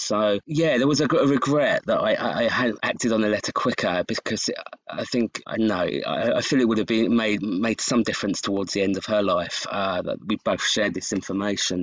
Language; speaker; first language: English; native; English